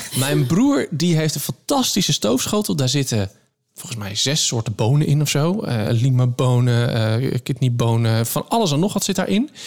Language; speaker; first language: Dutch; native; Dutch